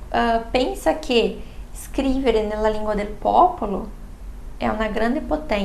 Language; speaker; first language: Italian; non-native, fluent; Portuguese